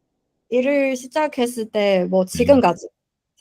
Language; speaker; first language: Korean; non-native, learner; Chinese